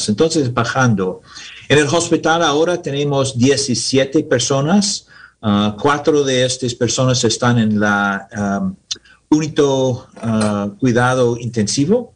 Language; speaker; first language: Spanish; non-native, learner; English